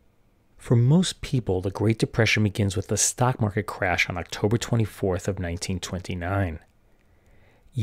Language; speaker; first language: English; native; English